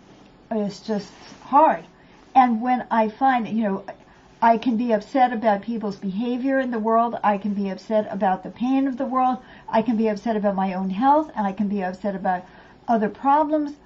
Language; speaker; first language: English; native; English